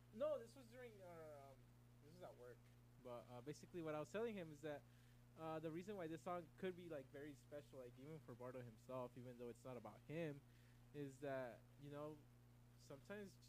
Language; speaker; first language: English; early bilingual, other home language; Spanish